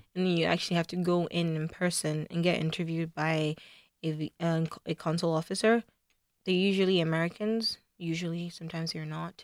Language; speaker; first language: English; non-native, local second language; Igbo